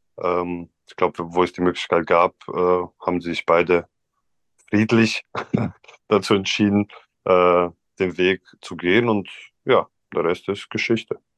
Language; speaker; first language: German; non-native, fluent; Serbian